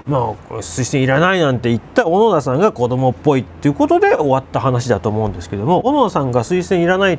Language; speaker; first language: Japanese; native; Japanese